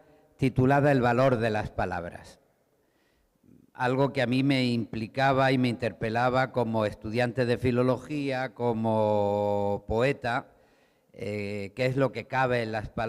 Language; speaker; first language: Spanish; native; Spanish